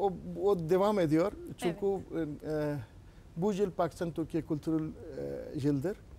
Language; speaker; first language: Turkish; non-native, learner; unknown